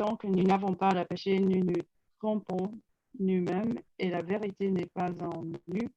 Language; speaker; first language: French; non-native, learner; English